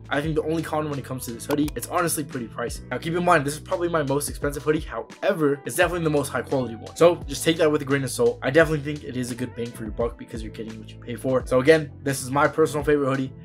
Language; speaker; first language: English; native; English